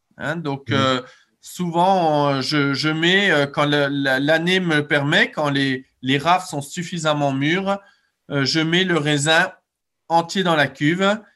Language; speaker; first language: French; native; French